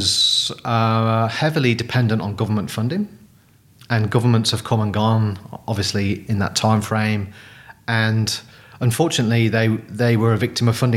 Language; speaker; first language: English; native; English